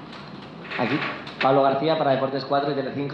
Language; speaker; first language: Spanish; native; Spanish